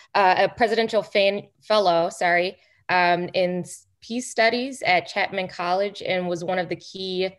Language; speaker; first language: English; native; English